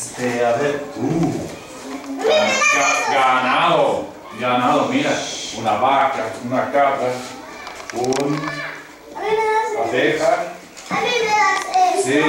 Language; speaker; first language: Spanish; non-native, fluent; English